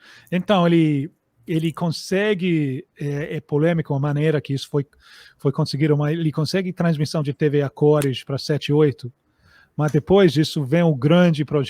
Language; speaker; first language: Portuguese; non-native, fluent; English